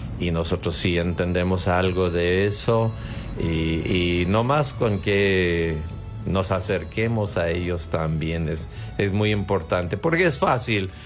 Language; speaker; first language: Spanish; non-native, fluent; English